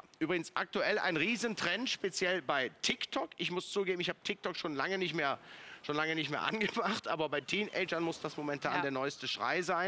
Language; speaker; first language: German; native; German